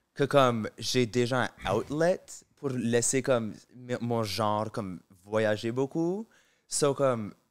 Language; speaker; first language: French; native; French